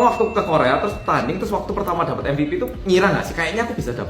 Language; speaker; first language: Indonesian; native; Indonesian